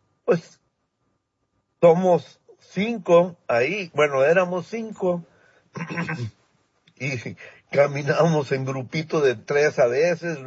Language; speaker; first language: Spanish; native; Spanish